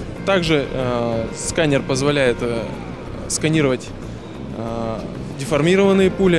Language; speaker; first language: Russian; native; Russian